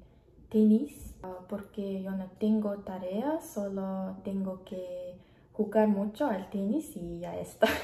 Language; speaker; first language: Spanish; non-native, learner; Mongolian